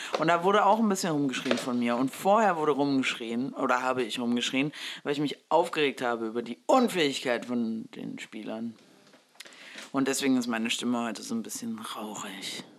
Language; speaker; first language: German; early bilingual, other home language; Spanish